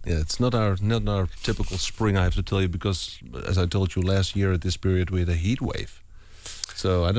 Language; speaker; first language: English; non-native, fluent; Dutch